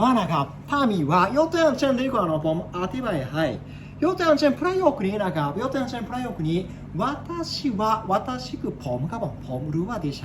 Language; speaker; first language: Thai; non-native, learner; Japanese